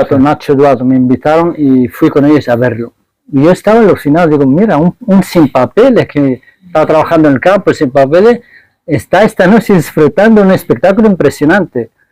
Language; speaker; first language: Spanish; non-native, fluent; Arabic